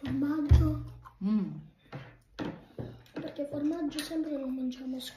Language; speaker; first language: Italian; early bilingual, other home language; Filipino